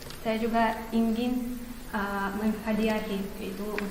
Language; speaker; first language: Indonesian; non-native, fluent; Russian